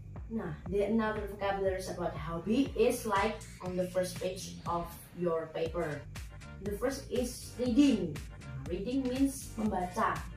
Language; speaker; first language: English; non-native, fluent; Indonesian